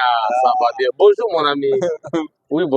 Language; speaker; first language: French; non-native, local second language; Swahili